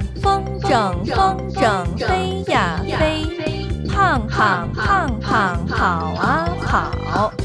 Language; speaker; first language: Chinese; non-native, fluent; Korean